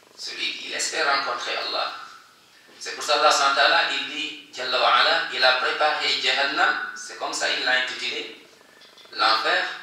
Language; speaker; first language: French; non-native, local second language; Wolof